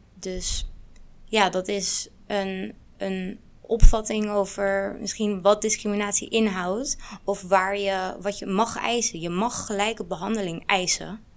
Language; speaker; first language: Dutch; early bilingual, other home language; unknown